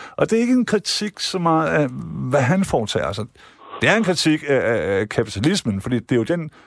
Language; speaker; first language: Danish; native; Danish